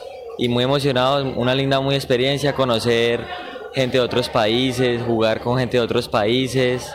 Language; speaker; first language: Spanish; native; Spanish